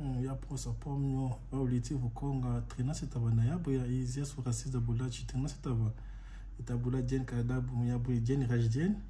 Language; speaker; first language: Russian; non-native, learner; Lingala